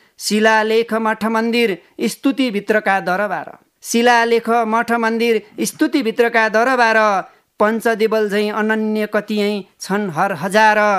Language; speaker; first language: Nepali; native; Nepali